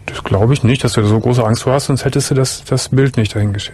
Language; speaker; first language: German; native; German